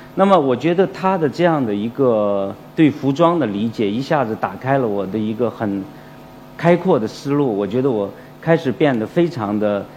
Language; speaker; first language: Chinese; native; Chinese